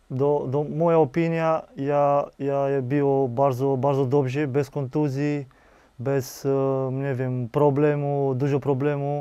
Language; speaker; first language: Polish; non-native, learner; Romanian